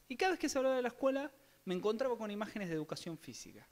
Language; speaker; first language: Spanish; native; Spanish